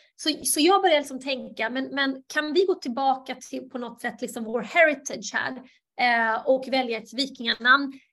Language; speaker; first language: Swedish; early bilingual, other home language; Bosnian